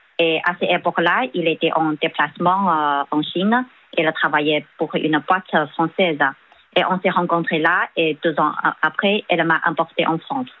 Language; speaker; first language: French; non-native, fluent; Chinese